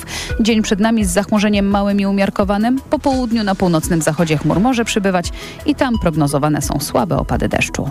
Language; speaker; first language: Polish; native; Polish